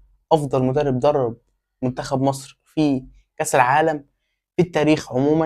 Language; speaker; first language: Arabic; native; Arabic